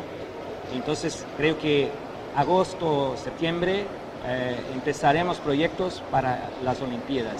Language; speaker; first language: Spanish; non-native, fluent; Portuguese